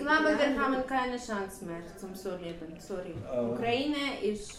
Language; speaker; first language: German; non-native, learner; Russian